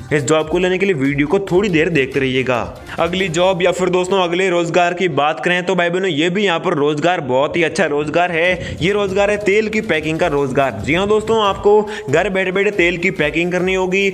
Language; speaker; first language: Hindi; native; Hindi